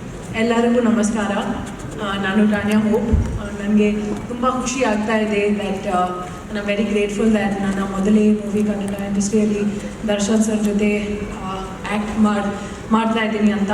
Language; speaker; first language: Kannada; non-native, learner; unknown